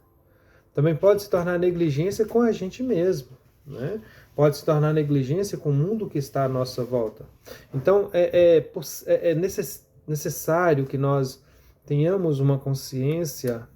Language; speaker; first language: Portuguese; native; Portuguese